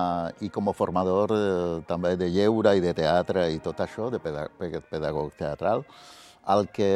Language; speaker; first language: Catalan; non-native, fluent; Spanish